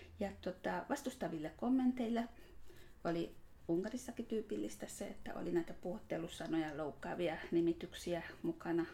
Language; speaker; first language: Finnish; non-native, fluent; Hungarian